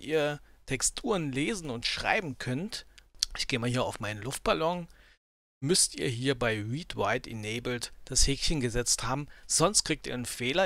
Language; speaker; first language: German; native; German